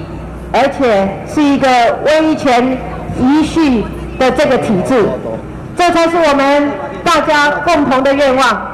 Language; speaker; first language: Chinese; native; Chinese